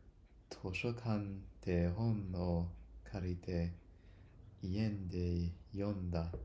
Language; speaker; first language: Japanese; non-native, learner; English